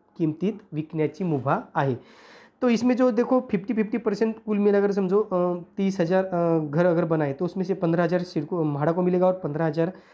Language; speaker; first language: Hindi; non-native, local second language; Marathi